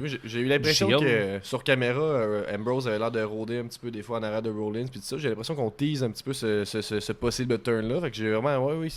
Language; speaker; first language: French; native; French